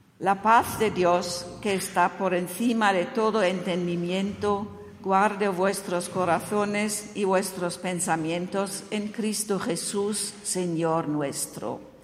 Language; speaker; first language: Spanish; non-native, fluent; German